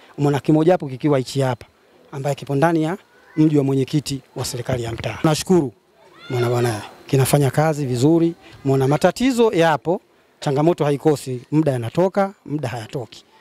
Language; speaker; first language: Swahili; native; Swahili